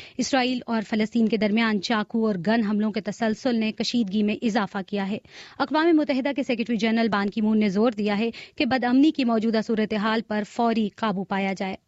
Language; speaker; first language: Urdu; native; Urdu